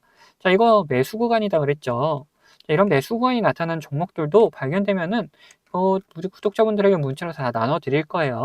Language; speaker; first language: Korean; native; Korean